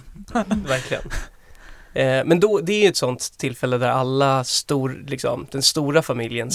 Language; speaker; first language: Swedish; native; Swedish